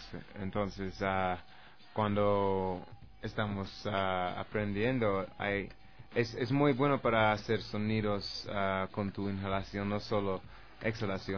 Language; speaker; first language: Spanish; non-native, learner; English